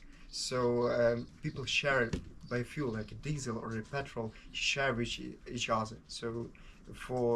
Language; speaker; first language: English; non-native, learner; Ukrainian